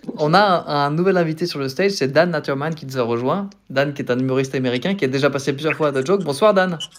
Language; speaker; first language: French; native; French